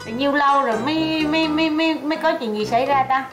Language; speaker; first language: Vietnamese; native; Vietnamese